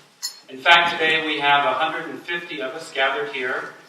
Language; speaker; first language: English; native; English